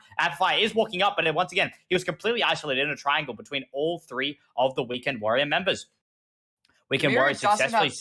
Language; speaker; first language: English; native; English